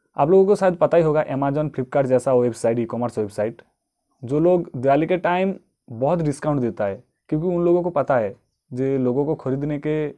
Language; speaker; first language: Hindi; non-native, local second language; Bangla